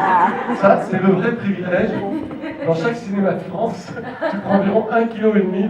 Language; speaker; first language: French; native; French